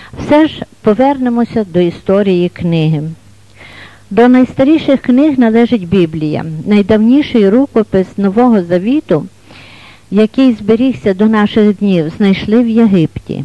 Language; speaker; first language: Ukrainian; native; Ukrainian